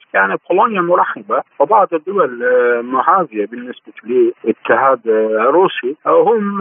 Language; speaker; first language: Arabic; non-native, fluent; Turkish